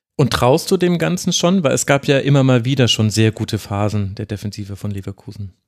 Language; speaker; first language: German; native; German